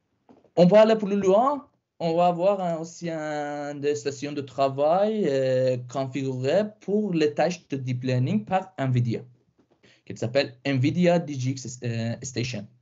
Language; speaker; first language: French; non-native, fluent; Persian